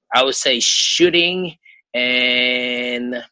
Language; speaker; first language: English; non-native, fluent; Spanish